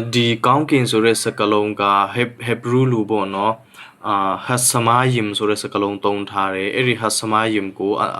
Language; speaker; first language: Burmese; non-native, local second language; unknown